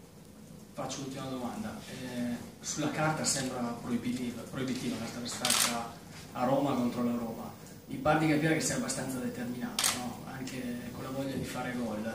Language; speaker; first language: Italian; native; Italian